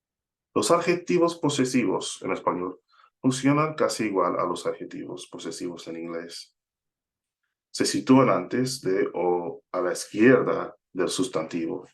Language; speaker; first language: Spanish; non-native, fluent; English